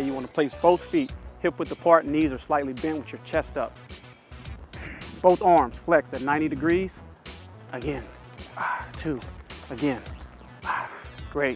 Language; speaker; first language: English; native; English